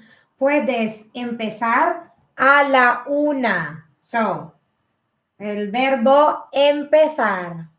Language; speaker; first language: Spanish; non-native, learner; Filipino